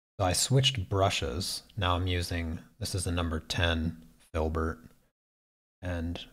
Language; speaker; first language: English; native; English